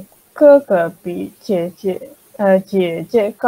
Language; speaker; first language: Chinese; non-native, learner; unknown